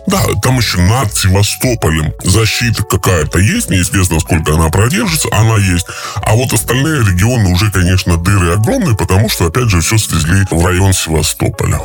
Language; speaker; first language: Russian; native; Russian